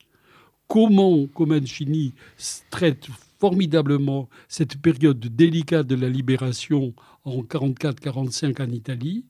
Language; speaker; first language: French; native; French